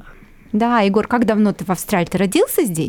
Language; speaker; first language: Russian; native; Russian